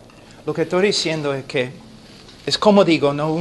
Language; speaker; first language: Spanish; non-native, fluent; English